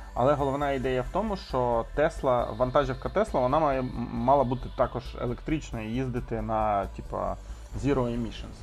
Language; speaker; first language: Ukrainian; non-native, local second language; Russian